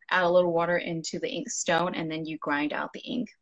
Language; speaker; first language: English; non-native, local second language; Cantonese